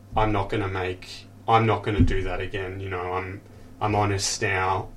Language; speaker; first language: English; native; English